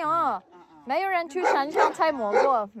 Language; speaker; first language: Chinese; non-native, learner; Filipino